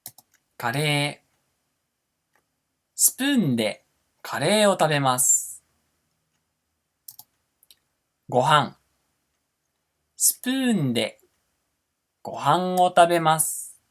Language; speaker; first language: Japanese; non-native, fluent; Portuguese